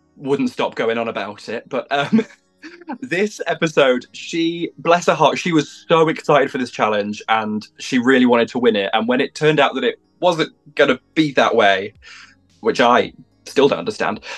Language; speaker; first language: English; native; English